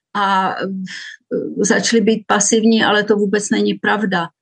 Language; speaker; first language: Czech; native; Czech